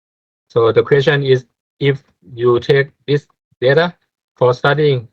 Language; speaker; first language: English; non-native, fluent; Thai